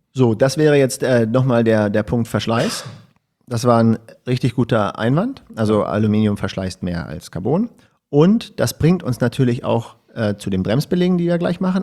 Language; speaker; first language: German; native; German